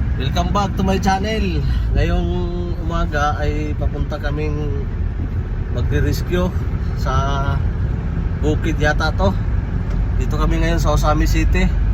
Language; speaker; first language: Filipino; non-native, local second language; Cebuano